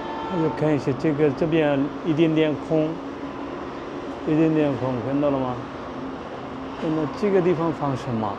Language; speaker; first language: Chinese; non-native, fluent; Bangla